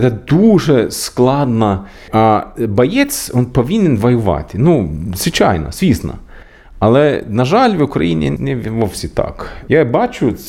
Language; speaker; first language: Ukrainian; non-native, learner; Swedish